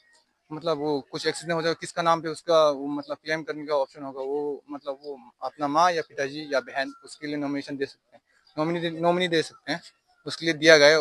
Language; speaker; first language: Hindi; non-native, local second language; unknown